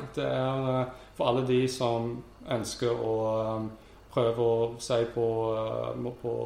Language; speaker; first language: Norwegian; non-native, fluent; English